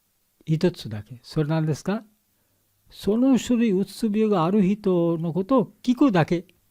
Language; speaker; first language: Japanese; non-native, learner; Bangla